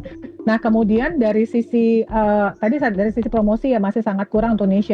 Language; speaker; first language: Indonesian; native; Indonesian